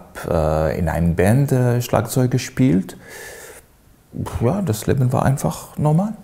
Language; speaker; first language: German; non-native, fluent; Hebrew